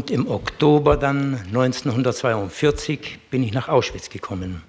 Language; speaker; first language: German; non-native, learner; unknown